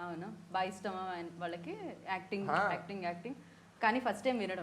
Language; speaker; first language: Telugu; native; Telugu